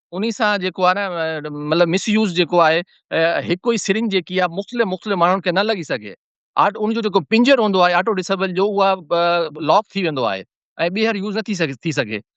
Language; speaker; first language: Sindhi; non-native, local second language; Urdu